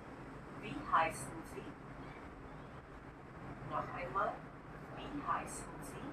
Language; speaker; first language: German; non-native, fluent; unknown